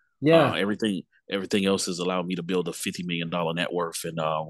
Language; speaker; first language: English; native; English